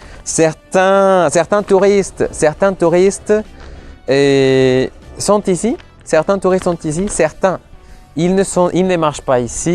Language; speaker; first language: French; non-native, fluent; Spanish